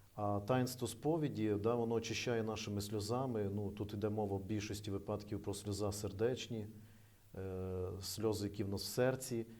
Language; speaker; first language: Ukrainian; native; Ukrainian